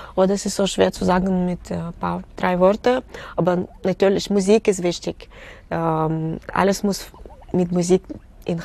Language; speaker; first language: German; non-native, fluent; Russian